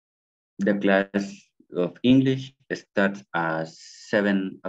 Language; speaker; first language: English; non-native, learner; Spanish